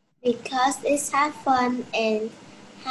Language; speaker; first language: English; non-native, learner; Vietnamese